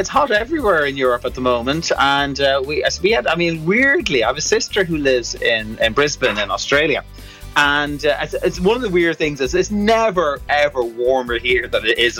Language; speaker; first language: English; non-native, local second language; Irish